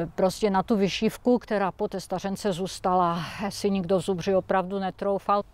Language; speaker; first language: Czech; native; Czech